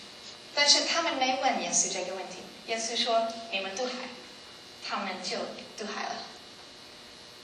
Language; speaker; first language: Chinese; non-native, learner; English